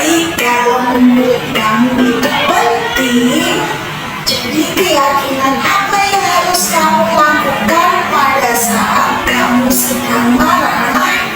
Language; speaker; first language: Indonesian; native; Indonesian